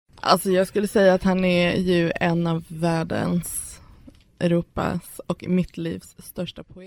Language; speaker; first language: Swedish; early bilingual, other home language; Persian